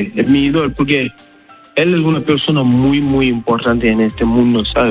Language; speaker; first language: Spanish; non-native, learner; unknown